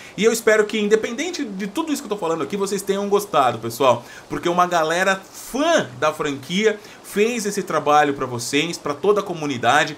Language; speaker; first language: Portuguese; native; Portuguese